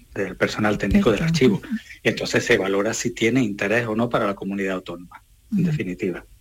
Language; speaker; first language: Spanish; native; Spanish